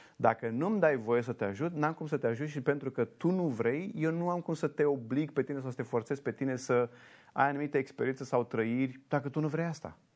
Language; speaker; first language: Romanian; native; Romanian